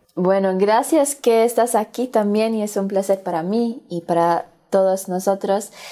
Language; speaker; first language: Spanish; non-native, fluent; English